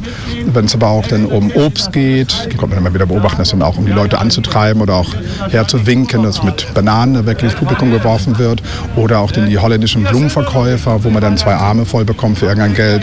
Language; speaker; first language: German; native; German